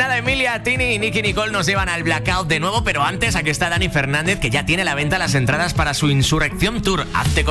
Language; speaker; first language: Spanish; native; Spanish